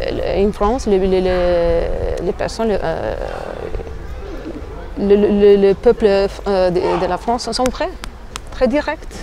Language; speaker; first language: French; non-native, fluent; Albanian